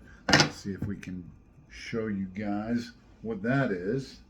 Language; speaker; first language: English; native; English